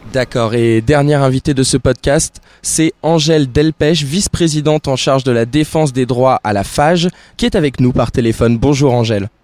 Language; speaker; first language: French; native; French